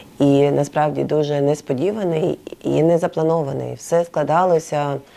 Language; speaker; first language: Ukrainian; native; Ukrainian